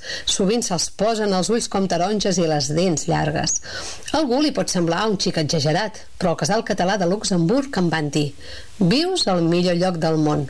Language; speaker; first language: Catalan; native; Catalan